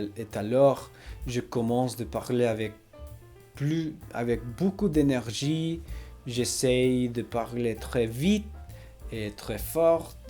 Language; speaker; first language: French; non-native, learner; English